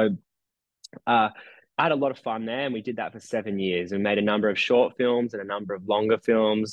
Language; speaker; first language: English; native; English